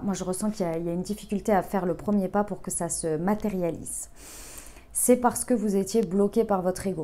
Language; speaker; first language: French; native; French